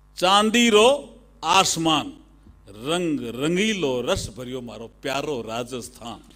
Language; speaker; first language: Hindi; native; Hindi